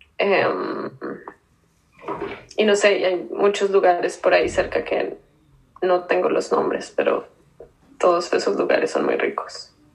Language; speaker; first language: Spanish; native; Spanish